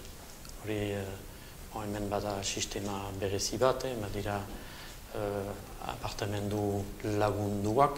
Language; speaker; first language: Basque; native; Basque